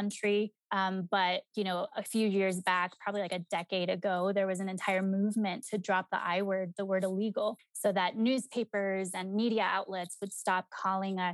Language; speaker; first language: English; early bilingual, other home language; Spanish